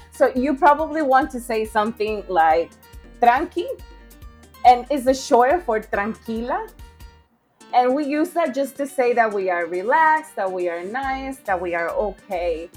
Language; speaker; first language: English; non-native, fluent; Spanish